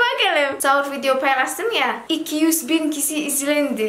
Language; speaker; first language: Turkish; non-native, learner; Indonesian